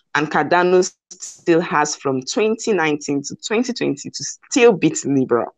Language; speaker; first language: English; non-native, local second language; Igbo